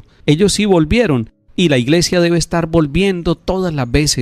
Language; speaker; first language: Spanish; native; Spanish